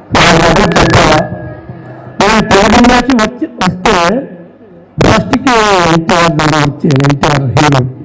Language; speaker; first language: Telugu; non-native, learner; Malayalam